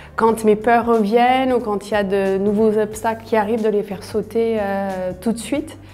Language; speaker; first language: French; non-native, fluent; English